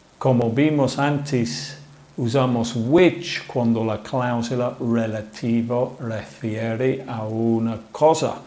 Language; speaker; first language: Spanish; non-native, fluent; English